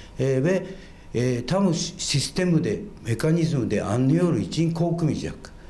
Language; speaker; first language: Turkish; non-native, fluent; Japanese